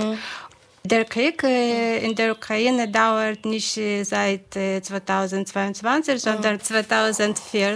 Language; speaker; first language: German; non-native, fluent; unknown